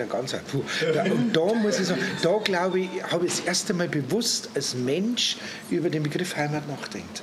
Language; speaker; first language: German; native; German